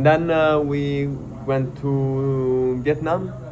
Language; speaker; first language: English; non-native, fluent; Italian